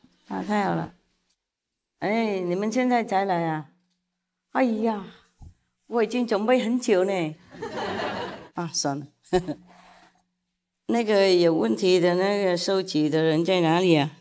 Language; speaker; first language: Chinese; non-native, fluent; Vietnamese